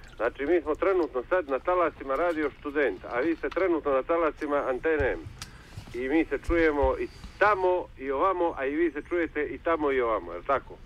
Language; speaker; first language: Serbian; native; Serbian